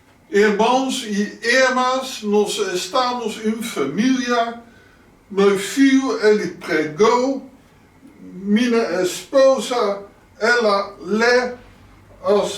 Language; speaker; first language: Portuguese; non-native, learner; Dutch